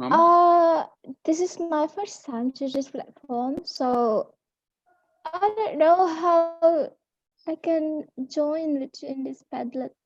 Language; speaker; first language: English; non-native, fluent; Indonesian